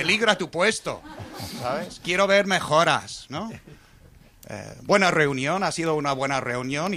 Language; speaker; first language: Spanish; non-native, fluent; English